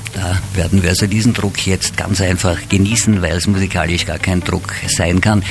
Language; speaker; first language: German; native; German